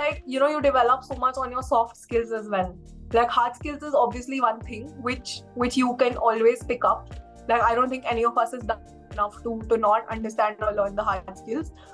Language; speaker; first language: English; non-native, local second language; Hindi